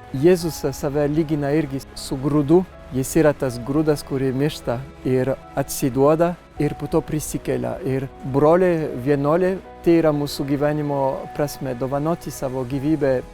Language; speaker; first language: Lithuanian; non-native, fluent; French